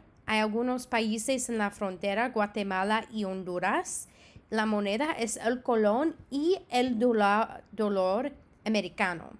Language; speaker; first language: Spanish; non-native, fluent; English